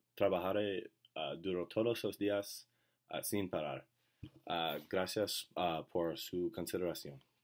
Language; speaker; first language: Spanish; non-native, learner; English